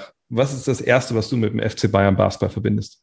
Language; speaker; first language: German; native; German